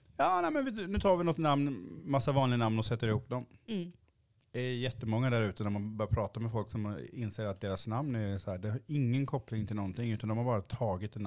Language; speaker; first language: Swedish; early bilingual, other home language; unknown